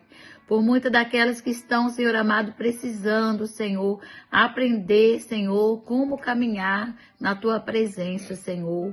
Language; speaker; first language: Portuguese; native; Portuguese